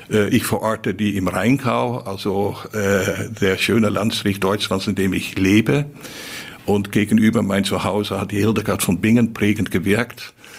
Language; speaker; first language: German; non-native, fluent; Dutch